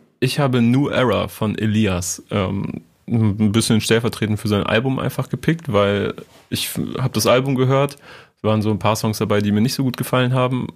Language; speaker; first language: German; native; German